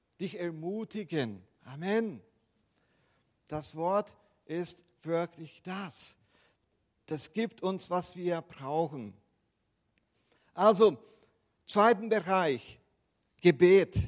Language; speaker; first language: German; non-native, fluent; Portuguese